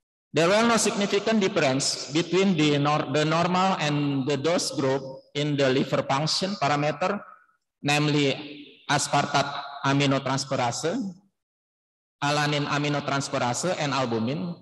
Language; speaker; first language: English; non-native, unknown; Indonesian